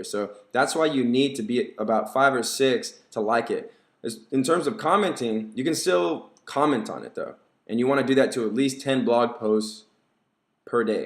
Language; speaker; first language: English; native; English